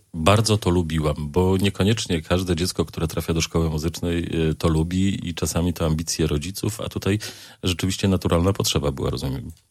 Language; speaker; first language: Polish; native; Polish